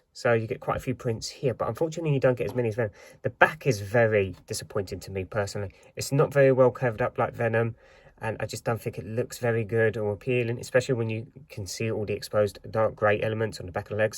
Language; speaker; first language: English; native; English